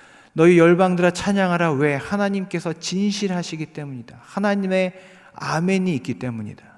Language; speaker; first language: Korean; native; Korean